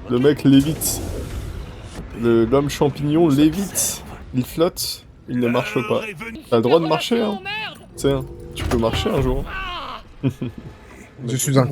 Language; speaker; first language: French; native; French